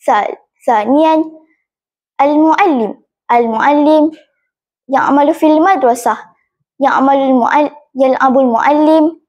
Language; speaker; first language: Arabic; non-native, learner; Malay